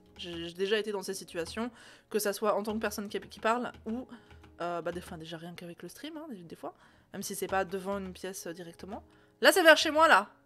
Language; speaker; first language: French; native; French